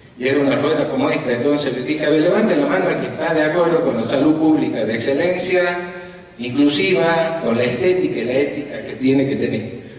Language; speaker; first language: Spanish; native; Spanish